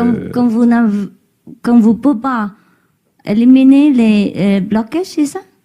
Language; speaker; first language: French; non-native, learner; Chinese